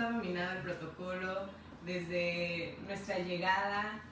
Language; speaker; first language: Spanish; native; Spanish